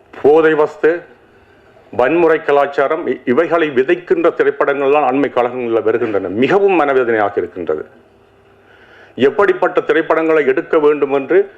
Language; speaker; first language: Tamil; native; Tamil